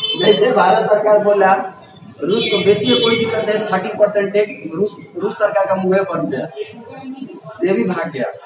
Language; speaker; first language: Hindi; native; Hindi